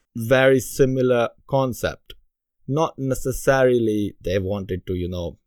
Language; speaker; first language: English; non-native, local second language; Urdu